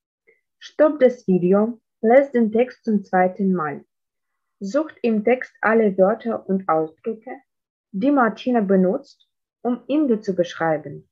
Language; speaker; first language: German; non-native, fluent; Russian